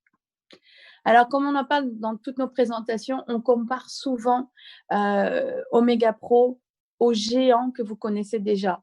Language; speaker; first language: French; native; French